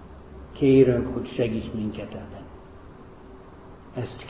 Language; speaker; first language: Hungarian; non-native, fluent; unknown